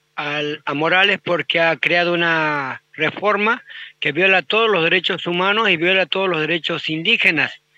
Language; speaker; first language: Spanish; native; Spanish